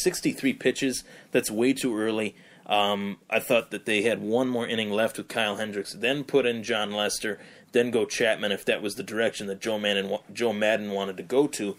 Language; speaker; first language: English; native; English